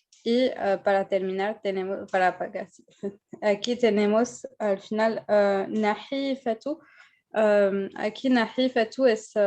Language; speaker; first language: Spanish; non-native, fluent; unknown